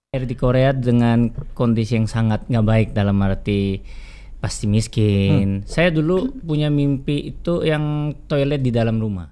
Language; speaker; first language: Indonesian; non-native, fluent; Korean